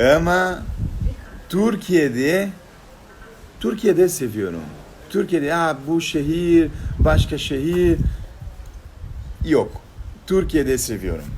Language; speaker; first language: Turkish; non-native, learner; Portuguese